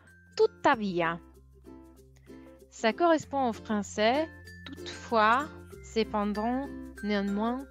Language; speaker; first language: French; non-native, fluent; Italian